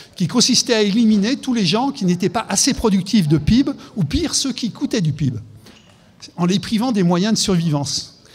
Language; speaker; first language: French; native; French